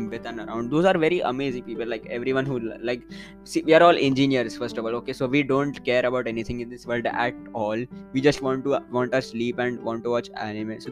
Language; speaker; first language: English; non-native, local second language; Hindi